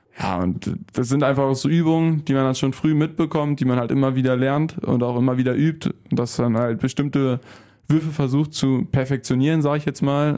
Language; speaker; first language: German; native; German